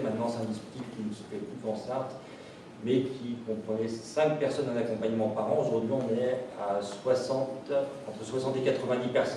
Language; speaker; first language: French; native; French